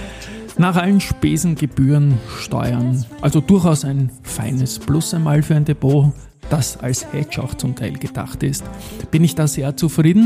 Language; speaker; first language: German; native; German